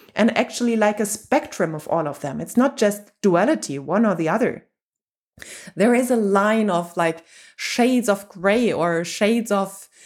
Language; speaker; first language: English; non-native, fluent; German